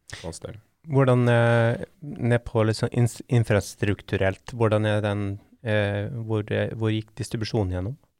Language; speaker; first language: Norwegian; native; Norwegian